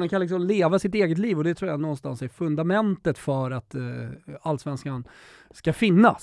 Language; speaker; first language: Swedish; native; Swedish